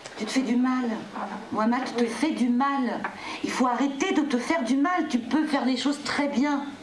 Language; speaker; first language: French; native; French